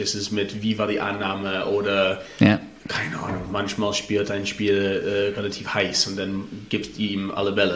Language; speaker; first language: German; non-native, learner; English